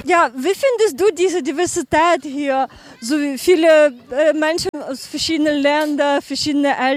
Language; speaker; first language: German; non-native, learner; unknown